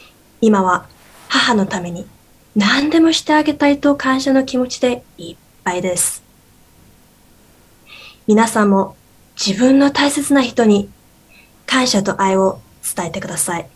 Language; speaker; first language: Japanese; non-native, learner; Korean